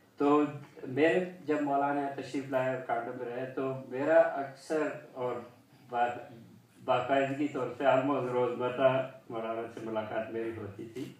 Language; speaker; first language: Urdu; early bilingual, heritage; Urdu